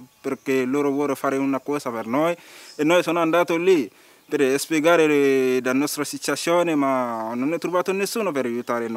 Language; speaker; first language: Italian; non-native, learner; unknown